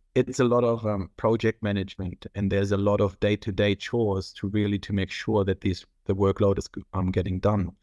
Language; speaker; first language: English; non-native, fluent; German